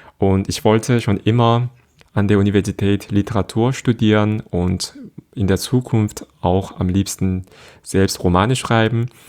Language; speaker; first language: German; non-native, fluent; Korean